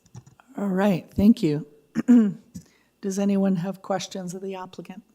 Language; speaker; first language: English; native; English